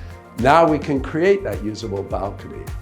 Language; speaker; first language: English; native; English